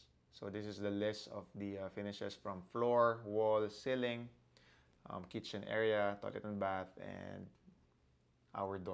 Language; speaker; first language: English; non-native, local second language; Filipino